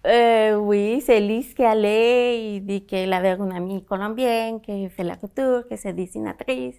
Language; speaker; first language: French; non-native, learner; Spanish